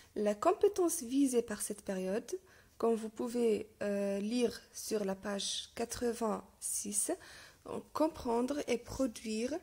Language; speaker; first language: French; non-native, local second language; Arabic